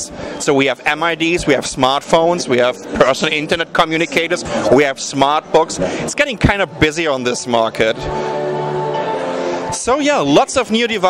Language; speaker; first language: English; non-native, fluent; German